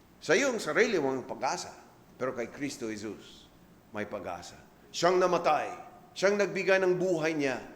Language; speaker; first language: Filipino; non-native, fluent; English